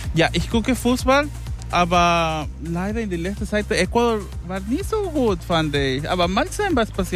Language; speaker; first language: German; non-native, fluent; Spanish